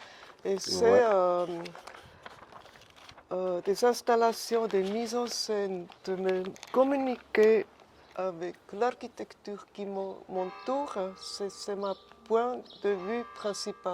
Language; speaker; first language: French; non-native, fluent; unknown